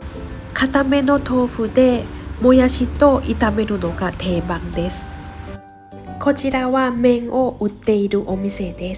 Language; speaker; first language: Japanese; non-native, fluent; Thai